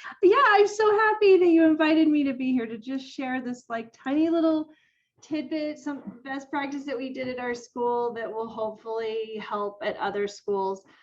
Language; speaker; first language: English; native; English